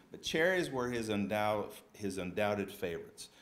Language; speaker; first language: English; native; English